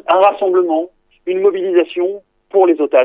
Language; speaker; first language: French; native; French